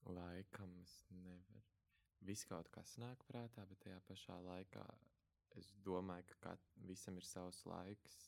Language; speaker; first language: Latvian; native; Latvian